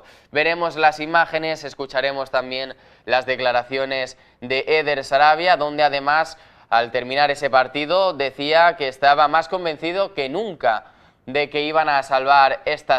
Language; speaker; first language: Spanish; native; Spanish